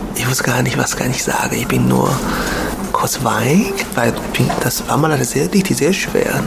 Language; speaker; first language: German; non-native, learner; Chinese